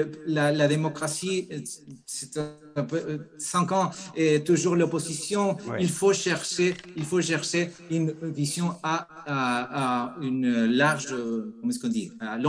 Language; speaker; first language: French; non-native, fluent; Spanish